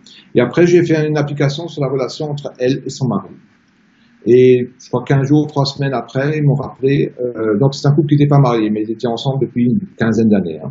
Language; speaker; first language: French; native; French